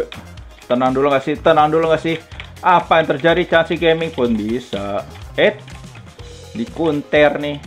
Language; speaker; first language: Indonesian; native; Indonesian